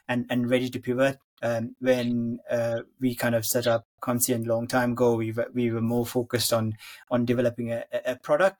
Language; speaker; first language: English; non-native, local second language; Sinhala